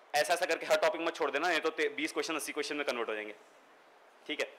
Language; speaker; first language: Hindi; native; Hindi